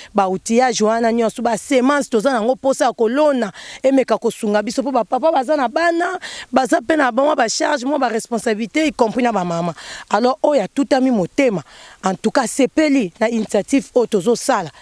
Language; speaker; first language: Lingala; non-native, local second language; Kongo